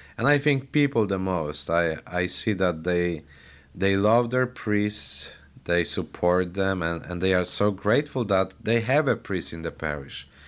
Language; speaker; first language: English; non-native, fluent; Polish